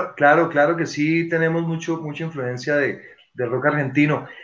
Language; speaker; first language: Spanish; native; Spanish